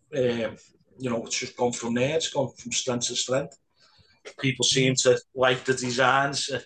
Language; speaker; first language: English; native; English